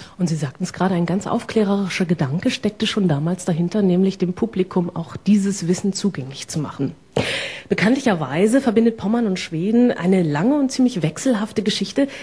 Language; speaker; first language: German; native; German